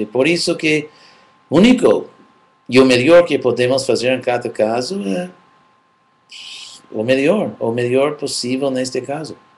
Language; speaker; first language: Portuguese; non-native, fluent; English